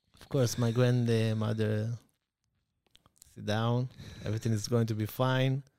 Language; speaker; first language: English; non-native, learner; Hebrew